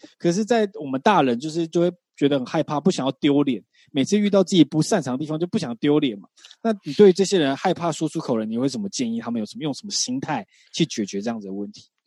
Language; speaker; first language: Chinese; native; Chinese